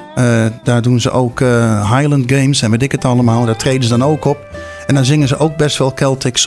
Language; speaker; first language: Dutch; native; Dutch